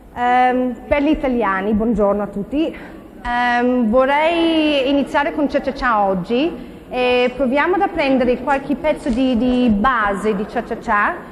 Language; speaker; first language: Italian; non-native, fluent; English